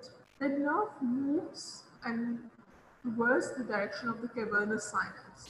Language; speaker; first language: English; non-native, local second language; Hindi